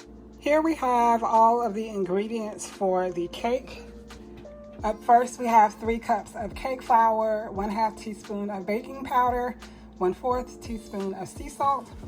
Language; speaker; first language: English; native; English